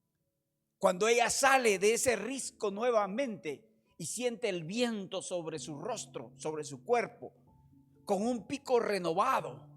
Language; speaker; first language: Spanish; native; Spanish